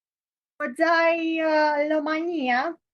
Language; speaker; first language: Chinese; non-native, learner; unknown